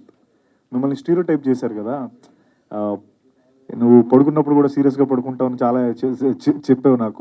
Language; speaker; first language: Telugu; native; Telugu